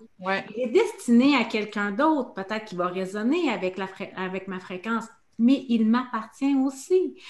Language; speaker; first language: French; native; French